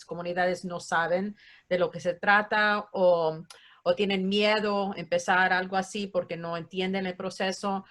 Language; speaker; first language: Spanish; early bilingual, heritage; Spanish